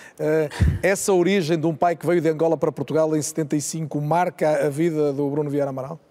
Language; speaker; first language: Portuguese; native; Portuguese